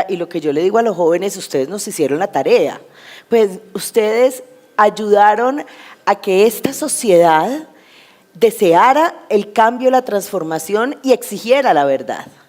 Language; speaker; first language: Spanish; native; Spanish